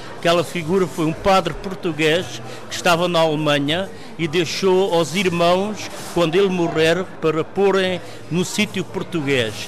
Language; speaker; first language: Portuguese; native; Portuguese